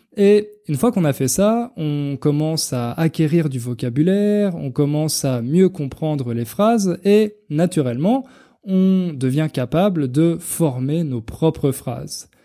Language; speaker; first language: French; native; French